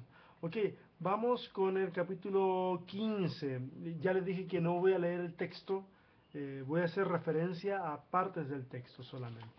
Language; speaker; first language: Spanish; native; Spanish